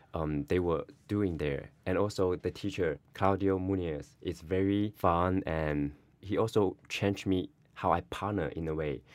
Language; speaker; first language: English; non-native, learner; Chinese